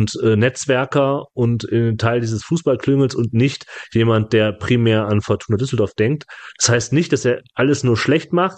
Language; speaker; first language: German; native; German